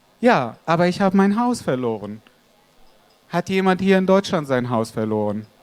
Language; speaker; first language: German; non-native, fluent; Arabic